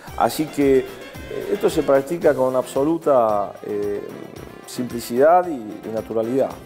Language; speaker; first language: Spanish; early bilingual, other home language; Arabic